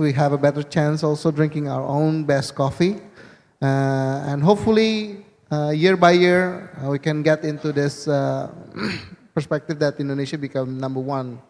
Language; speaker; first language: English; non-native, fluent; Indonesian